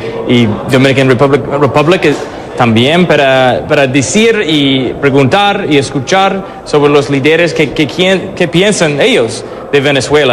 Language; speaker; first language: Spanish; non-native, fluent; English